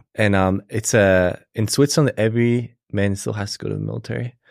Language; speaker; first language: English; non-native, fluent; German